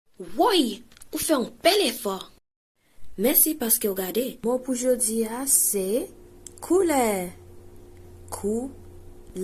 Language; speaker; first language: Haitian Creole; early bilingual, heritage; Haitian Creole